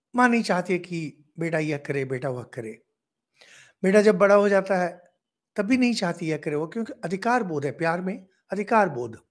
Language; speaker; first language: Hindi; non-native, local second language; Bangla